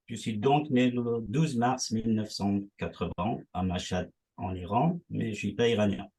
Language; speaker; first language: French; non-native, fluent; Persian